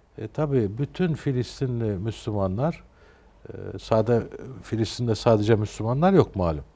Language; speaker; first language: Turkish; native; Turkish